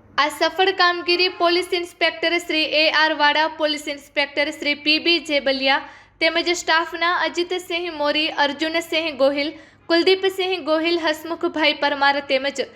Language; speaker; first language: Gujarati; native; Gujarati